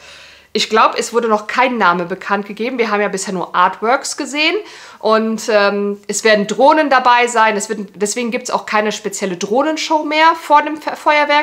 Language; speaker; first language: German; native; German